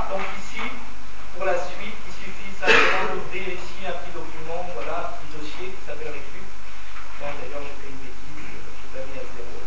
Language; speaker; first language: French; native; French